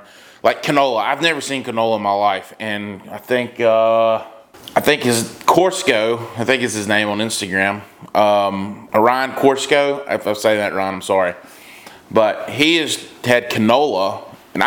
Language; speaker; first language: English; native; English